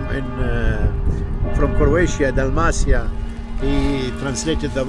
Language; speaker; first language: English; non-native, learner; Arabic